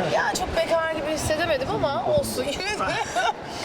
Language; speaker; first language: Turkish; native; Turkish